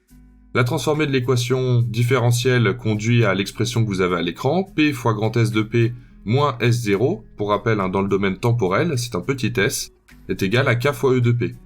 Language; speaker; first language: French; native; French